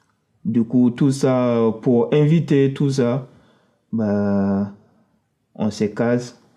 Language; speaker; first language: French; non-native, fluent; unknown